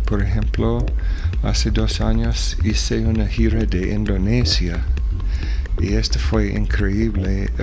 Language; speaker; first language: Spanish; non-native, fluent; English